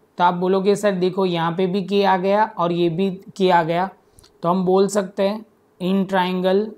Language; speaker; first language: Hindi; non-native, local second language; Gujarati